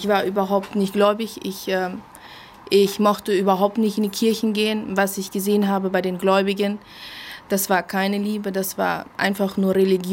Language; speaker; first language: German; early bilingual, other home language; Russian